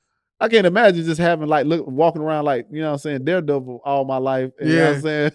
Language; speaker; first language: English; native; English